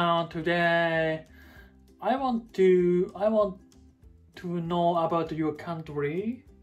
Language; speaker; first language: English; non-native, learner; Japanese